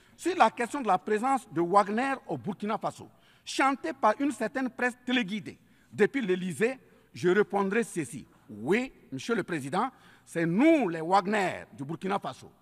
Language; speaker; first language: French; native; French